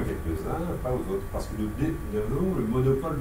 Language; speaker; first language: French; native; French